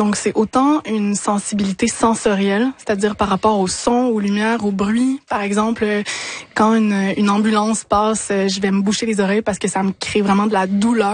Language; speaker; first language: French; native; French